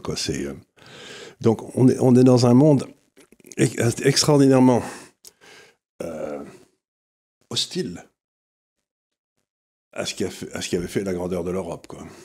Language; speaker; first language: French; native; French